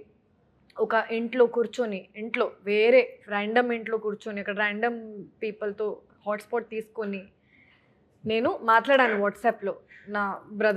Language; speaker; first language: Telugu; non-native, fluent; Hindi